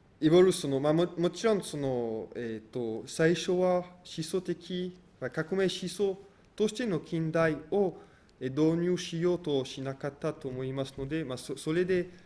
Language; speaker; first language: Japanese; non-native, fluent; French